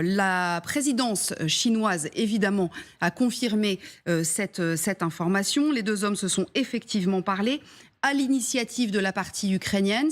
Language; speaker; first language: French; native; French